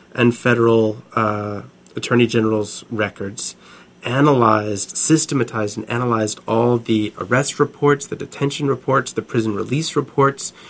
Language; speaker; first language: English; native; English